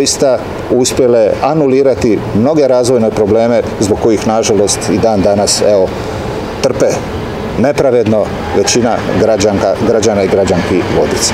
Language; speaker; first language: Serbian; native; Serbian